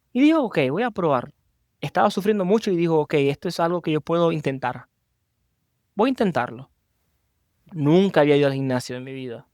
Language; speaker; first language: Spanish; native; Spanish